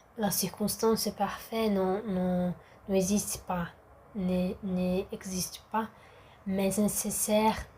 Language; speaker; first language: French; non-native, learner; Portuguese